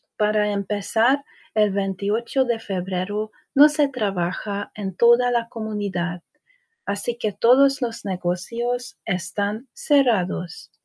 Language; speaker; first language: Spanish; native; Spanish